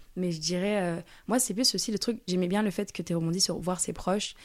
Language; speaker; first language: French; native; French